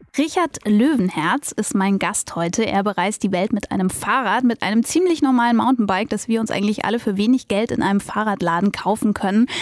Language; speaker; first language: German; native; German